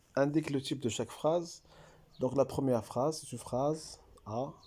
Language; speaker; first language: French; non-native, local second language; Arabic